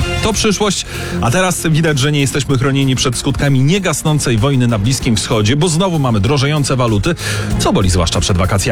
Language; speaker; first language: Polish; native; Polish